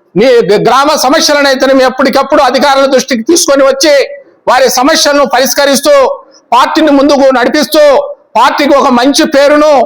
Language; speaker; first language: Telugu; native; Telugu